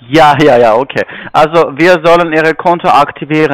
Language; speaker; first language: German; non-native, learner; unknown